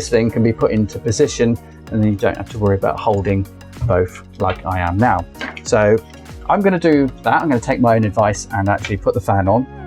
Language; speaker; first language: English; native; English